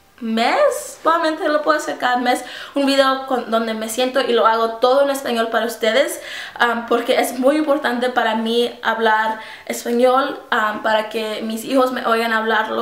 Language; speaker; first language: Spanish; early bilingual, heritage; Spanish